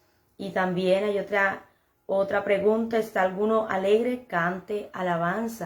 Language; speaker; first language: Spanish; native; Spanish